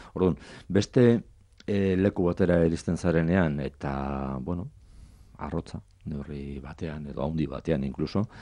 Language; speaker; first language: Basque; non-native, local second language; Spanish